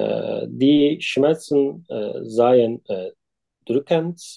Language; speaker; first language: German; non-native, learner; Turkish